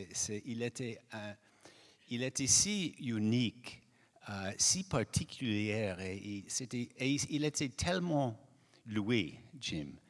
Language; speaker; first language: French; non-native, fluent; English